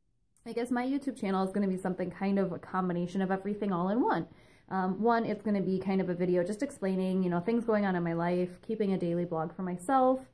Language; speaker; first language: English; native; English